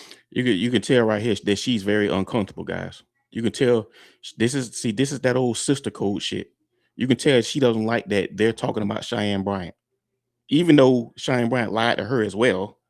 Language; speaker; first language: English; native; English